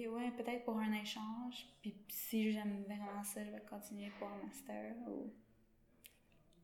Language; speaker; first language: French; non-native, local second language; English